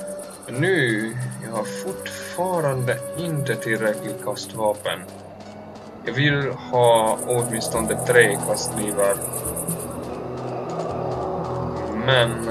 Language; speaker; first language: Swedish; non-native, learner; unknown